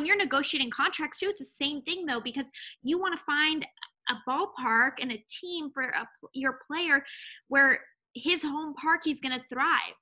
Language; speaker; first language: English; native; English